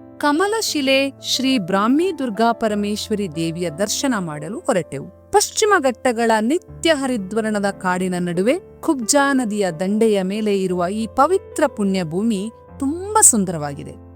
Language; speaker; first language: Kannada; non-native, local second language; Tulu